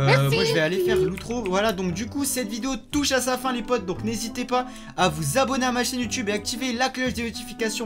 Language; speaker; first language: French; native; French